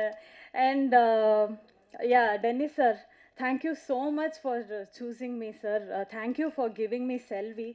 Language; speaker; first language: Tamil; non-native, learner; Kannada